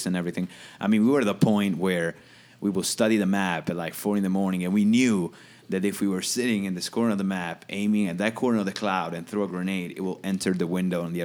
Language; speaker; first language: English; non-native, fluent; Italian